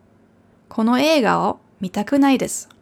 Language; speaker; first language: Japanese; non-native, fluent; German